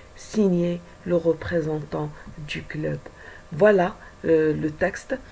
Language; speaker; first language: French; non-native, local second language; Arabic